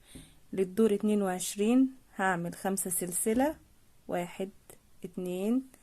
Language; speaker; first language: Arabic; native; Arabic